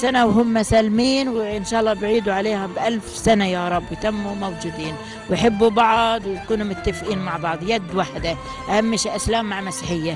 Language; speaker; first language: Arabic; native; Arabic